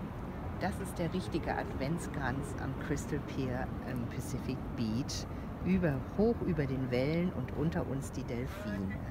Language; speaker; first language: German; native; German